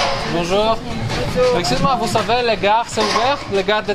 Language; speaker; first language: French; non-native, learner; Polish